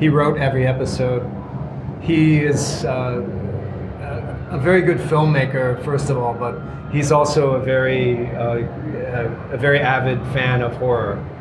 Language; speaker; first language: English; native; English